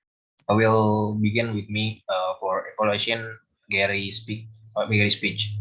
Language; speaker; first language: English; non-native, learner; Indonesian